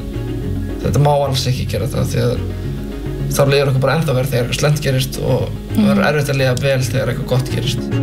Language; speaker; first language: Icelandic; native; Icelandic